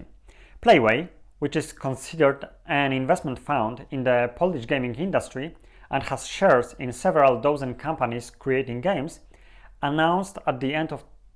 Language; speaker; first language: English; non-native, fluent; Polish